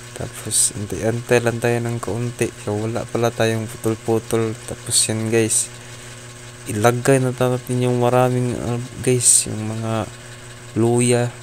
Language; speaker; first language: Filipino; non-native, local second language; Cebuano